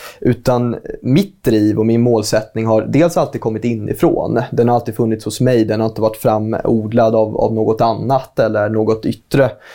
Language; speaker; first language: Swedish; native; Swedish